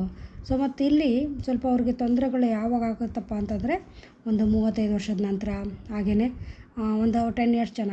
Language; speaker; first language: Kannada; native; Kannada